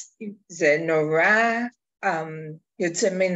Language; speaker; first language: Hebrew; non-native, learner; English